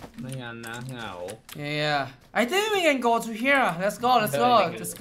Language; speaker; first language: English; non-native, learner; Thai